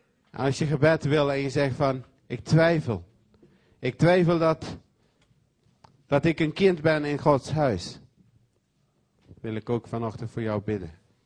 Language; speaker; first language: Dutch; non-native, fluent; Papiamento